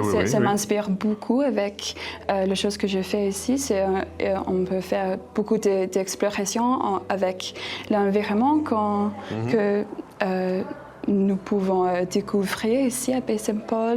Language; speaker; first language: French; non-native, learner; English